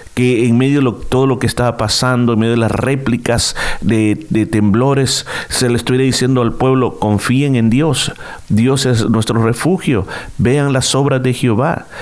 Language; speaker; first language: Spanish; native; Spanish